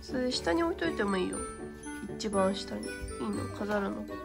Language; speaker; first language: Japanese; native; Japanese